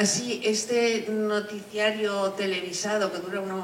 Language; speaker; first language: Spanish; native; Spanish